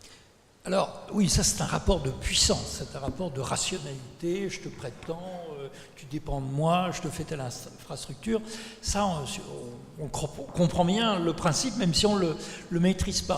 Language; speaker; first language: French; native; French